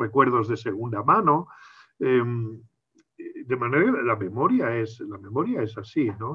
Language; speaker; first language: Spanish; native; Spanish